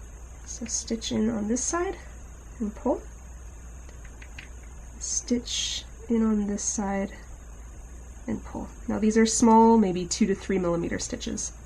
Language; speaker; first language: English; native; English